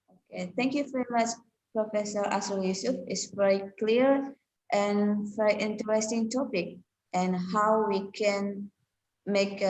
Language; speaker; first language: English; non-native, learner; Indonesian